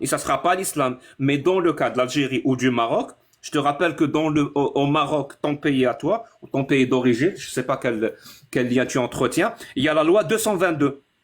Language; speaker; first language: French; non-native, local second language; Arabic